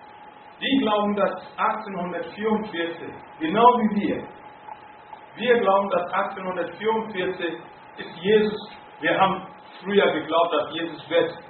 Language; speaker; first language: German; non-native, fluent; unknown